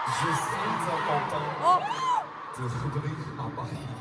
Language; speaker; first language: French; non-native, learner; Korean